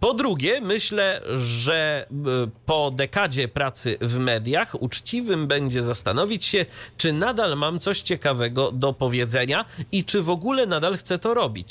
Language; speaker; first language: Polish; native; Polish